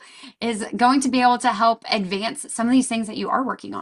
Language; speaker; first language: English; native; English